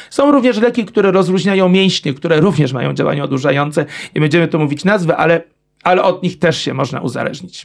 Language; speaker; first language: Polish; native; Polish